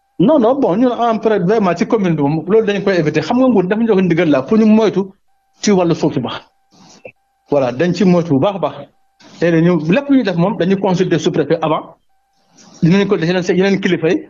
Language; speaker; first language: Wolof; non-native, local second language; Mandingo